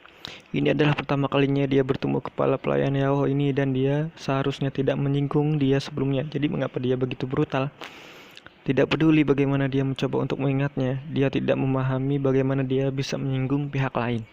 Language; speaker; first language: Indonesian; native; Indonesian